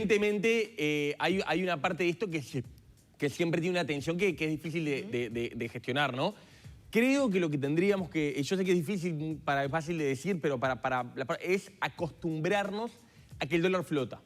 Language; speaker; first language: Spanish; native; Spanish